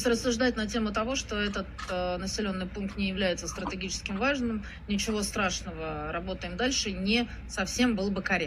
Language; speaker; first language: Russian; native; Russian